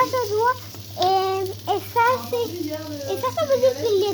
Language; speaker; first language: French; non-native, learner; Spanish